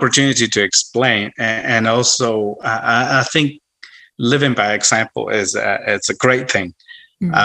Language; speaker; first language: English; non-native, fluent; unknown